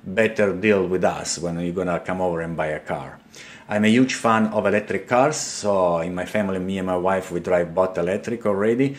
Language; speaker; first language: English; non-native, fluent; Italian